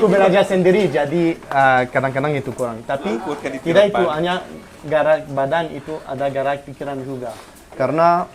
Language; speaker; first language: Indonesian; non-native, learner; French